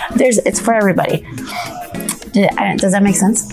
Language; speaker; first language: English; non-native, fluent; Spanish